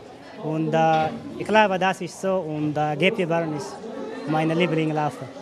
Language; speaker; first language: German; non-native, learner; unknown